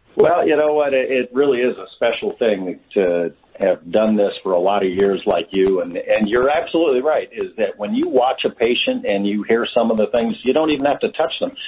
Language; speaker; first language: English; native; English